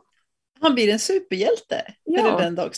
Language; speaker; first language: Swedish; native; Swedish